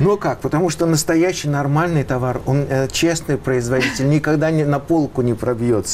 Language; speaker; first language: Russian; native; Russian